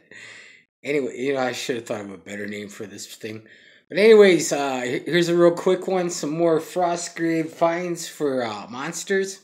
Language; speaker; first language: English; native; English